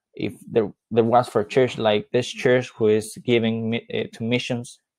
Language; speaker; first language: English; non-native, fluent; Spanish